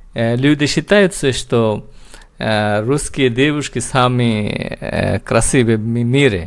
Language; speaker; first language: Russian; non-native, learner; Bangla